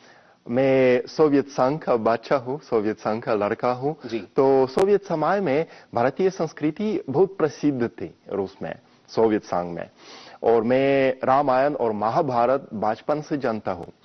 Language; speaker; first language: Hindi; non-native, fluent; Russian